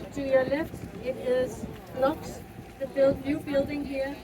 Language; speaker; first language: English; non-native, fluent; Danish